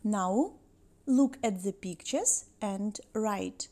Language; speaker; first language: English; non-native, fluent; Ukrainian